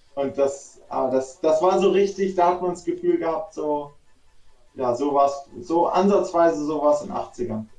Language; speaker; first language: German; native; German